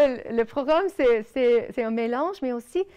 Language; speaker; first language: French; non-native, fluent; English